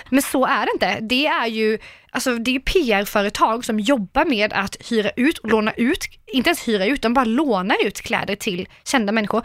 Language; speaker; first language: Swedish; native; Swedish